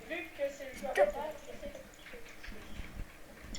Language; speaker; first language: French; native; French